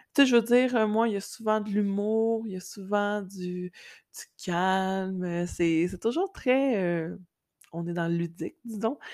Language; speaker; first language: French; native; French